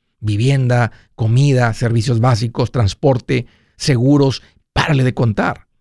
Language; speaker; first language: Spanish; early bilingual, heritage; Spanish